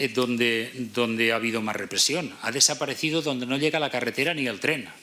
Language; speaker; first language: Spanish; non-native, local second language; Catalan